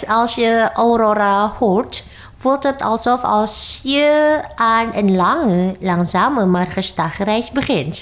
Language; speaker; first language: Dutch; non-native, fluent; Indonesian